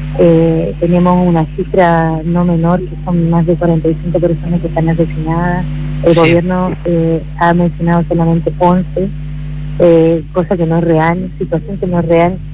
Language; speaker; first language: Spanish; native; Spanish